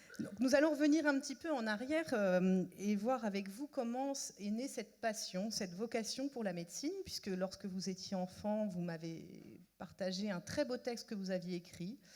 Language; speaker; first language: French; native; French